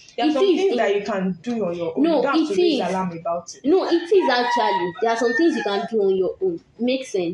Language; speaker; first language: English; non-native, local second language; Yoruba